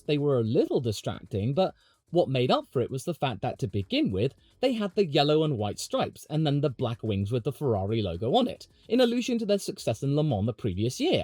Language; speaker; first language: English; native; English